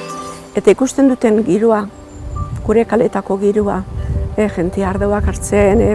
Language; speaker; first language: Basque; native; Basque